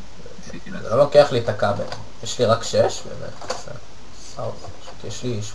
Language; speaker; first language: Hebrew; native; Hebrew